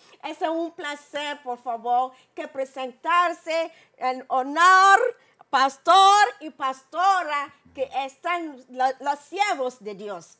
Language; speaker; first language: Spanish; non-native, learner; English